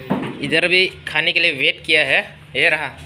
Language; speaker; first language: Hindi; non-native, local second language; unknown